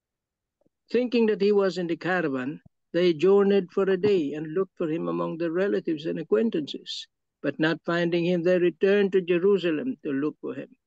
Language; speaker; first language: English; non-native, local second language; Filipino